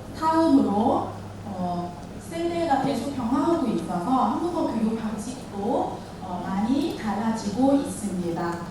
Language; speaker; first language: Korean; non-native, fluent; Vietnamese